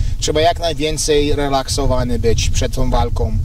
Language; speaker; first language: Polish; early bilingual, heritage; Polish